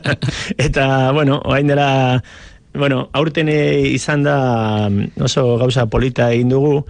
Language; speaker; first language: Basque; non-native, local second language; Spanish